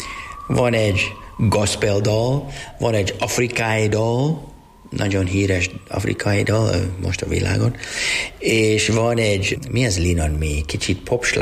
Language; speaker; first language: Hungarian; non-native, learner; English